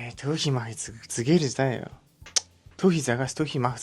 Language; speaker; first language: Mongolian; non-native, learner; Japanese